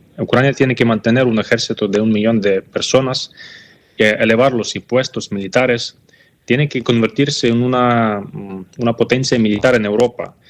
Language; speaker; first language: Spanish; non-native, fluent; Ukrainian